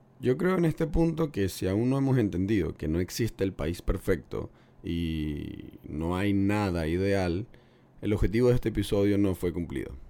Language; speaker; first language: Spanish; native; Spanish